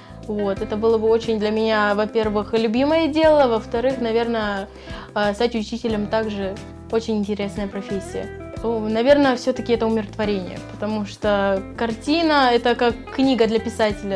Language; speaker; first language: Russian; native; Russian